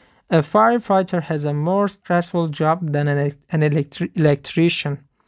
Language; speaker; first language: English; non-native, fluent; Turkish